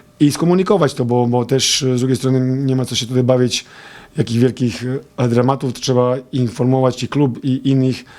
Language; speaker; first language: Polish; non-native, fluent; Serbian